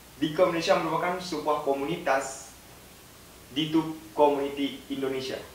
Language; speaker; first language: Indonesian; native; Indonesian